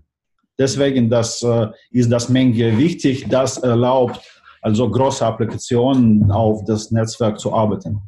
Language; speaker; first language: German; non-native, fluent; Russian